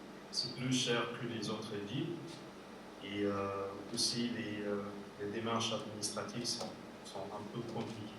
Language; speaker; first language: French; non-native, fluent; Arabic